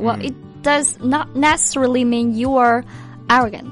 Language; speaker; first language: English; non-native, fluent; Chinese